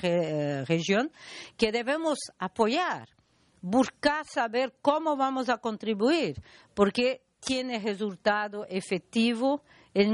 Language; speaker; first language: Spanish; non-native, learner; Portuguese